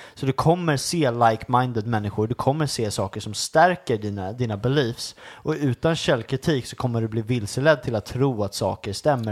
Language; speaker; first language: Swedish; native; Swedish